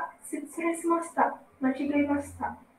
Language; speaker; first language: Japanese; non-native, learner; Indonesian